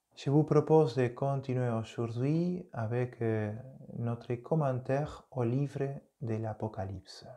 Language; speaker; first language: French; non-native, fluent; Spanish